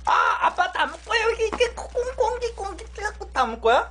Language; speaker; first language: Korean; native; Korean